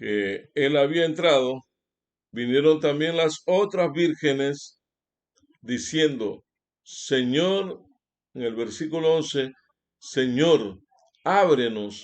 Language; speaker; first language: Spanish; native; Spanish